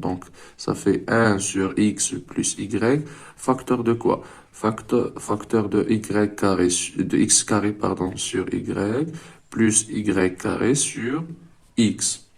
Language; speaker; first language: French; non-native, local second language; Arabic